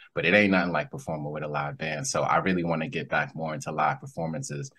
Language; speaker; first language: English; native; English